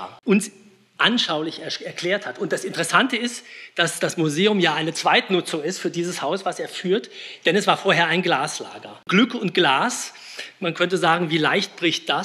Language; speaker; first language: German; native; German